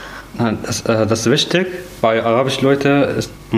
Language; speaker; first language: German; non-native, learner; Arabic